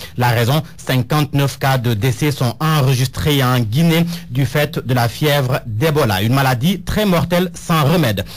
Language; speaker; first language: French; non-native, local second language; Wolof